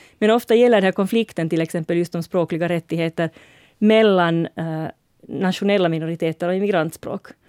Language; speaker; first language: Swedish; native; Swedish